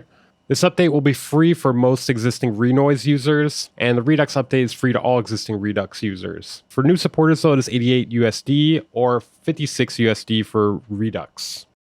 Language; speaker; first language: English; native; English